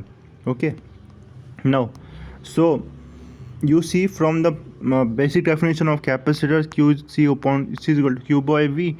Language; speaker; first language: English; non-native, local second language; Hindi